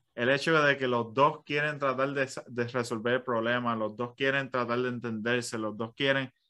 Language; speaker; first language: Spanish; early bilingual, other home language; English